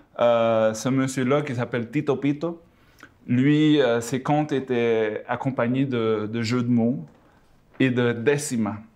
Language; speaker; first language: French; early bilingual, other home language; Spanish